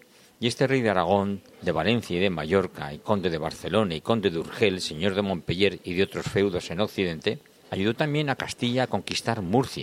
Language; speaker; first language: Spanish; native; Spanish